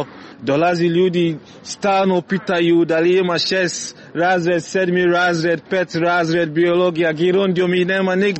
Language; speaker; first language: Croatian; non-native, learner; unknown